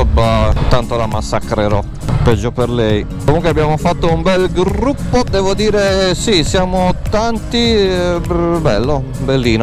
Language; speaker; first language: Italian; native; Italian